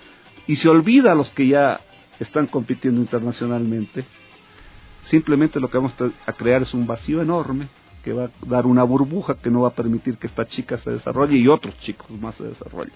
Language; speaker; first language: Spanish; native; Spanish